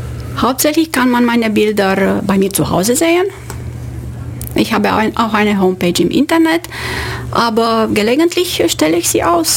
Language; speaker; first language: German; non-native, fluent; Romanian